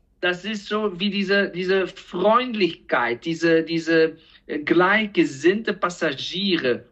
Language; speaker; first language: German; non-native, fluent; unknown